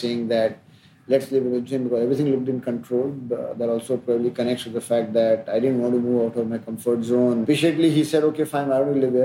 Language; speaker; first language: English; non-native, local second language; Hindi